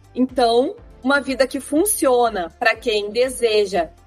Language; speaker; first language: Portuguese; native; Portuguese